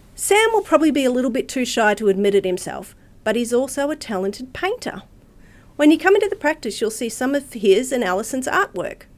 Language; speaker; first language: English; native; English